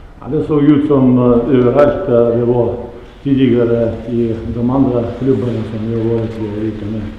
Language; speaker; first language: Swedish; non-native, fluent; Russian